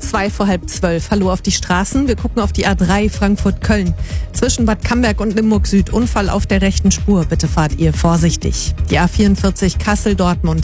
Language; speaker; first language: German; native; German